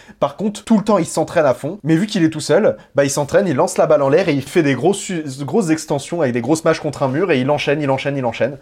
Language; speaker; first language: French; native; French